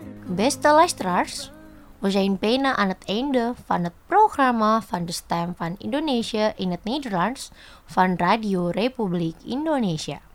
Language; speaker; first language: Dutch; non-native, fluent; Indonesian